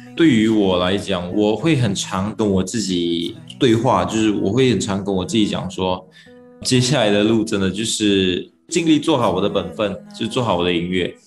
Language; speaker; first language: Chinese; non-native, local second language; Malay